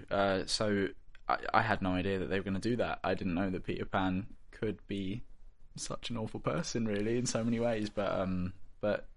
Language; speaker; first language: English; native; English